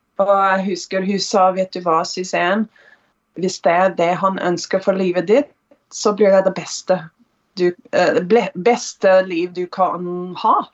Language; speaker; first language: Norwegian; non-native, fluent; English